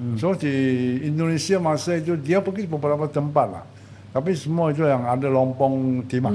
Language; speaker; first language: Malay; non-native, local second language; Chinese